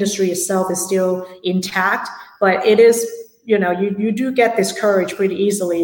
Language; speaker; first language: English; non-native, local second language; Cantonese